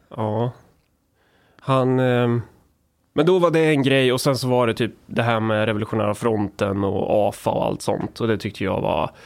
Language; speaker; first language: Swedish; native; Swedish